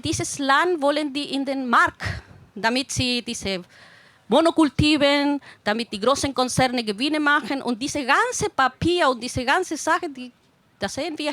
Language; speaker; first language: German; non-native, fluent; Spanish